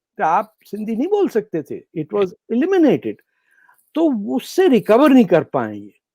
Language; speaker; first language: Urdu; native; Urdu